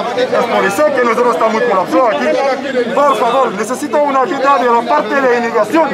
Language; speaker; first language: Spanish; non-native, learner; Haitian Creole